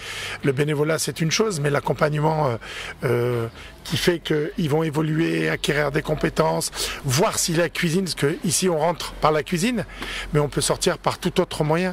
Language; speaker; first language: French; native; French